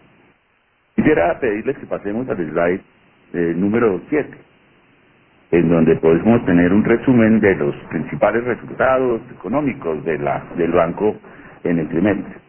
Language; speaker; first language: Spanish; native; Spanish